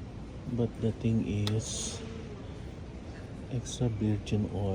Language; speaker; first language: English; non-native, local second language; Filipino